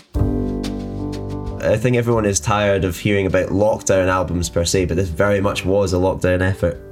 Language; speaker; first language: English; native; English